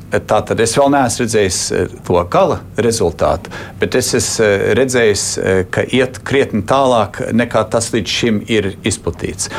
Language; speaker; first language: Latvian; early bilingual, heritage; Latvian